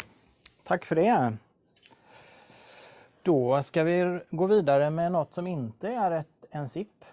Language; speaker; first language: Swedish; native; Swedish